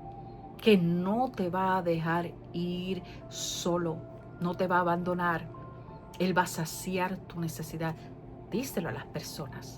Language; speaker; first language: Spanish; native; Spanish